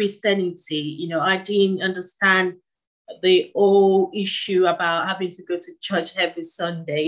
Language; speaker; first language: English; non-native, local second language; Yoruba